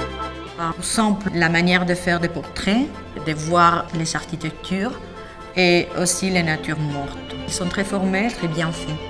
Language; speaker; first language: French; non-native, fluent; Spanish